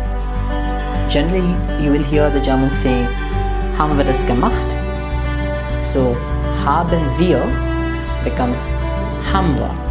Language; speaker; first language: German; non-native, fluent; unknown